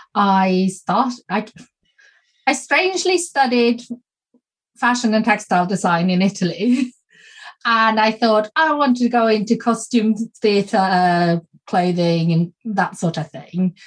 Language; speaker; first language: English; non-native, fluent; Swedish